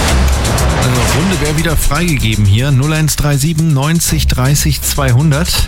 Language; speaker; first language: German; native; German